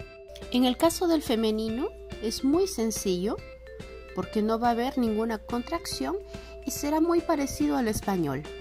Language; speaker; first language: Spanish; non-native, fluent; French